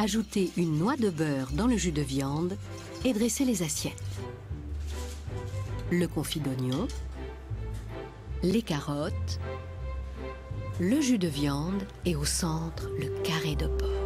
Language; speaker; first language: French; native; French